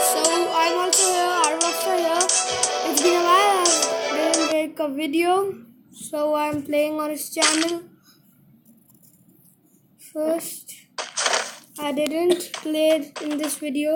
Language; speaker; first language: English; non-native, learner; Hindi